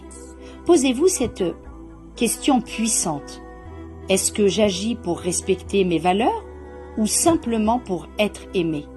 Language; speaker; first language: French; native; French